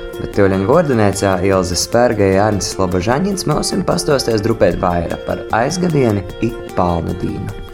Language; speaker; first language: Latvian; native; Latvian